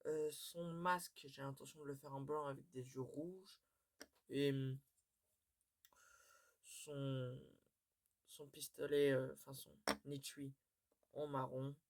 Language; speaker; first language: French; native; French